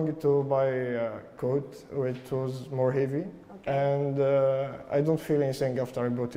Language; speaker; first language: English; non-native, learner; Arabic